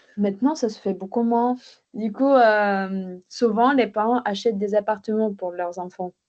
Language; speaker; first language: French; non-native, fluent; Bulgarian